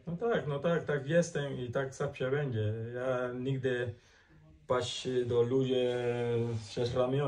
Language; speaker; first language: Polish; non-native, learner; Spanish